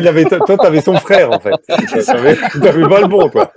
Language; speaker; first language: French; native; French